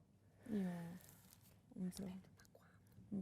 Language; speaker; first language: Albanian; early bilingual, heritage; Albanian